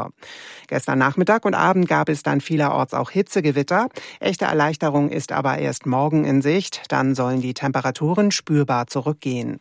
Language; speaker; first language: German; native; German